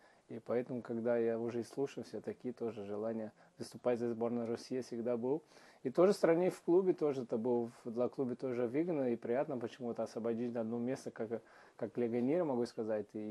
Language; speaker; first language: Russian; non-native, learner; Portuguese